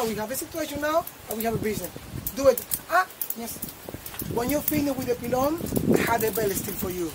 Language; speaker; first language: English; non-native, fluent; Spanish